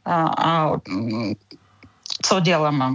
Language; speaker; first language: Czech; non-native, learner; Ukrainian